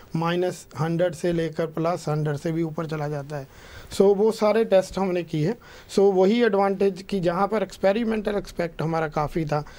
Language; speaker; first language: Hindi; non-native, local second language; Punjabi